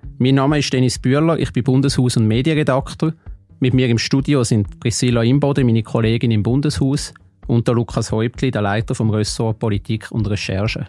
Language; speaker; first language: German; native; German